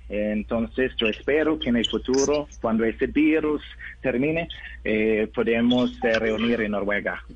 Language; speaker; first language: Spanish; non-native, learner; Norwegian